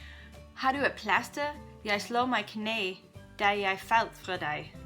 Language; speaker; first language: Danish; non-native, learner; English